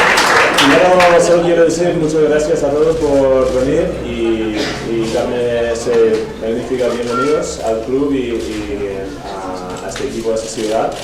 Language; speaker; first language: Spanish; non-native, fluent; English